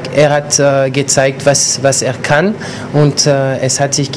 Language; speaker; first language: German; non-native, local second language; French